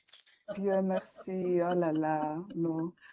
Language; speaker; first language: French; non-native, fluent; Greek